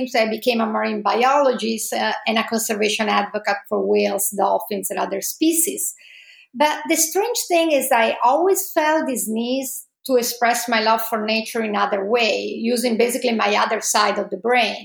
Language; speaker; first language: English; non-native, fluent; Italian